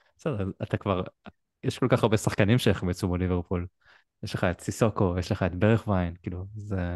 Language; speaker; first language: Hebrew; native; Hebrew